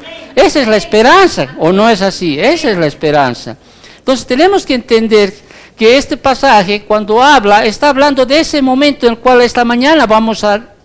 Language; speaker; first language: Spanish; native; Spanish